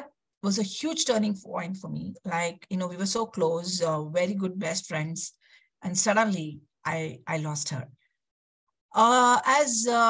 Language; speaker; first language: English; non-native, local second language; Kannada